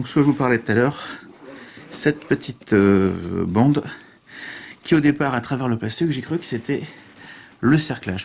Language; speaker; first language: French; native; French